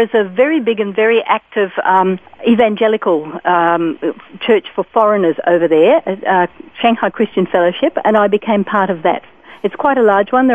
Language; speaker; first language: English; native; English